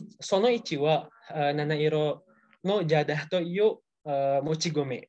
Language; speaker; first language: Japanese; non-native, learner; Indonesian